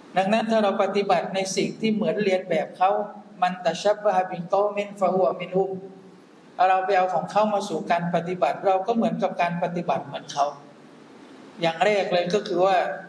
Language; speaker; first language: Thai; non-native, local second language; Malay